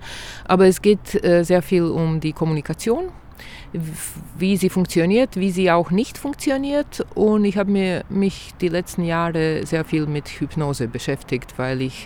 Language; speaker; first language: German; non-native, fluent; Croatian